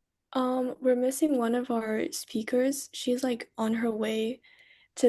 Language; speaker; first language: English; non-native, fluent; Chinese